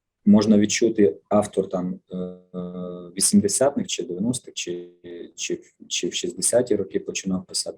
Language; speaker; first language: Ukrainian; native; Ukrainian